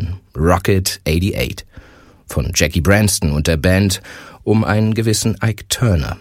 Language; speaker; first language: German; native; German